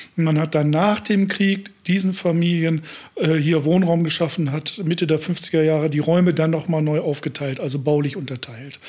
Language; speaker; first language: German; native; German